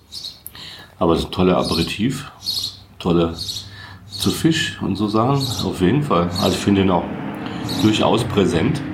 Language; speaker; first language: German; native; German